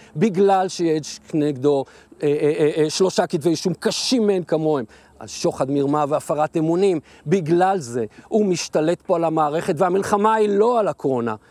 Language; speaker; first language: Hebrew; native; Hebrew